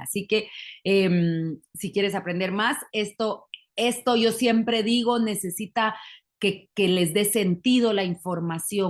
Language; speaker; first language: Spanish; native; Spanish